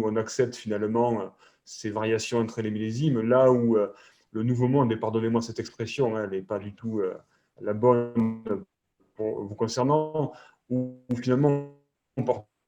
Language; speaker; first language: French; native; French